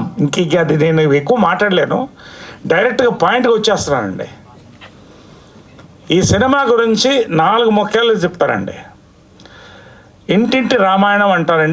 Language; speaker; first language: Telugu; native; Telugu